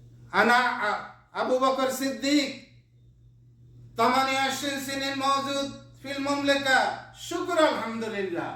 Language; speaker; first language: Arabic; non-native, learner; Bangla